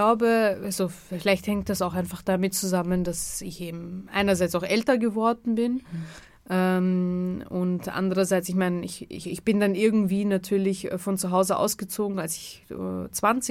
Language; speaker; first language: German; native; German